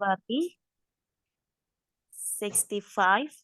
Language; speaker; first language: English; non-native, learner; Indonesian